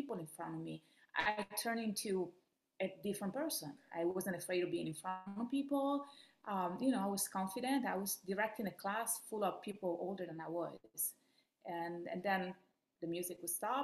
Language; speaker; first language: English; non-native, fluent; Italian